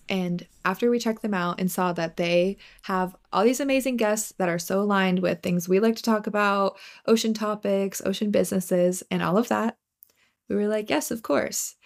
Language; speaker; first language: English; native; English